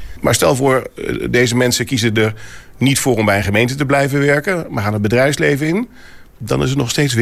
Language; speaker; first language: Dutch; native; Dutch